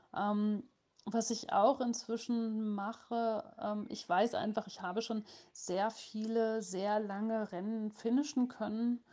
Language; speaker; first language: German; native; German